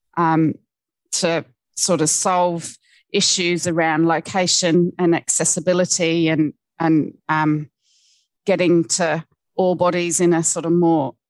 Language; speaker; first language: English; native; English